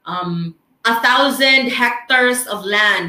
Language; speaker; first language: English; non-native, local second language; Filipino